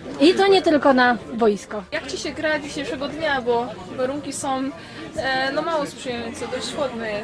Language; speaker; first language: Polish; native; Polish